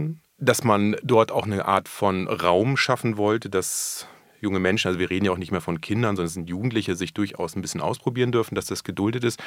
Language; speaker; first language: German; native; German